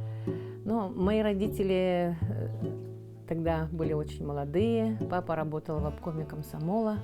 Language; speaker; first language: Russian; non-native, local second language; Yakut